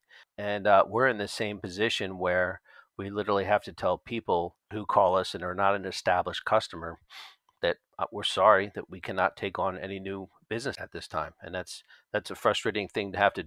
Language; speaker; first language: English; native; English